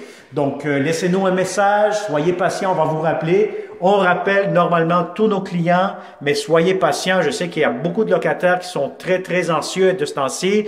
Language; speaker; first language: French; native; French